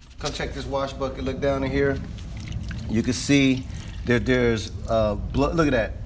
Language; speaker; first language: English; native; English